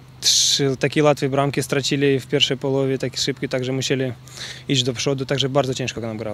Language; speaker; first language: Polish; non-native, learner; Ukrainian